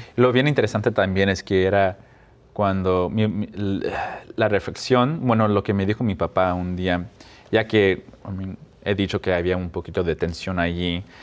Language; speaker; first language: Spanish; early bilingual, heritage; Spanish